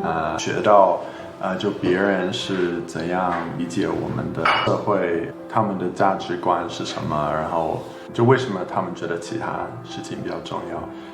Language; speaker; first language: Chinese; non-native, fluent; English